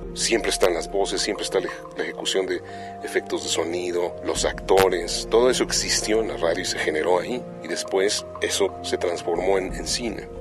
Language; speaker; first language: Spanish; native; Spanish